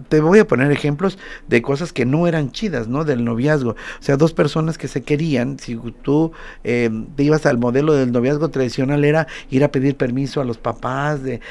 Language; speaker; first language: Spanish; native; Spanish